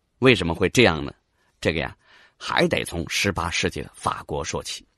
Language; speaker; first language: Chinese; native; Chinese